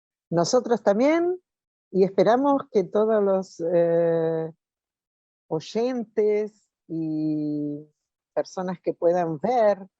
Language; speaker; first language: Spanish; non-native, fluent; Portuguese